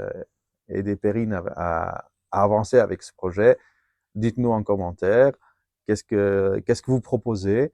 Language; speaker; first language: French; non-native, fluent; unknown